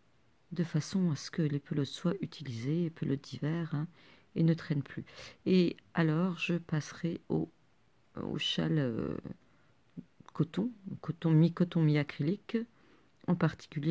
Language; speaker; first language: French; native; French